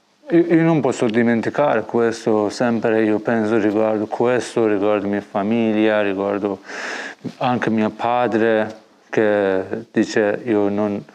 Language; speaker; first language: Italian; non-native, learner; Persian